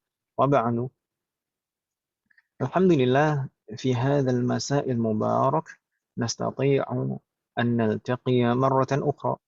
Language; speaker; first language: Arabic; non-native, fluent; Indonesian